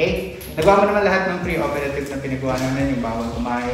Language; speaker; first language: Filipino; native; Filipino